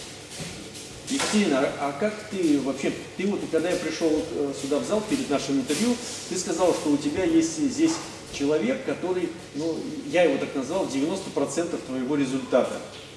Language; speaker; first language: Russian; native; Russian